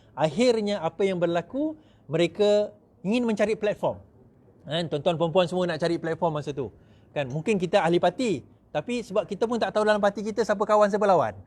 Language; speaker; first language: Malay; native; Malay